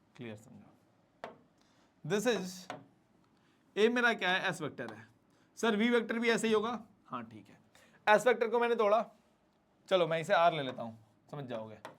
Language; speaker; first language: Hindi; native; Hindi